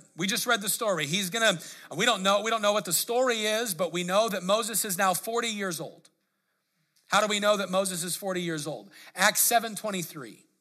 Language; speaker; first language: English; native; English